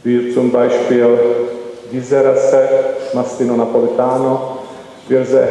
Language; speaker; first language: German; non-native, learner; Czech